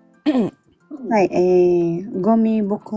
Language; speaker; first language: Japanese; non-native, learner; Filipino